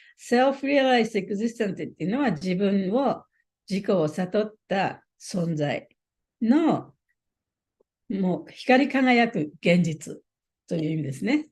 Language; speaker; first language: Japanese; native; Japanese